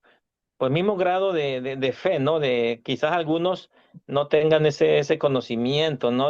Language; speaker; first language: Spanish; native; Spanish